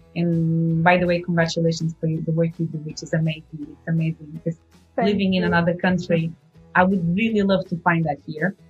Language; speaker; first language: English; non-native, fluent; Portuguese